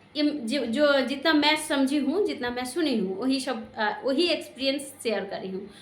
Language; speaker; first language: Hindi; non-native, local second language; Bangla